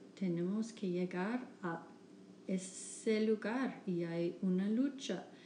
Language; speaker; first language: Spanish; non-native, fluent; English